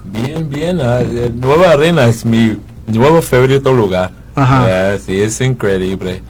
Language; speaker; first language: Spanish; non-native, learner; English